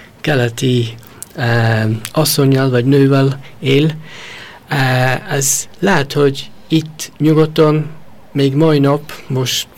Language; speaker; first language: Hungarian; early bilingual, heritage; Hungarian